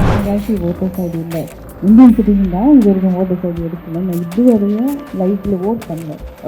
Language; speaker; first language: Tamil; early bilingual, heritage; Tamil